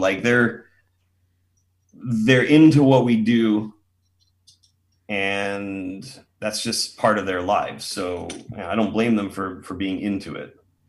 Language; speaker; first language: English; native; English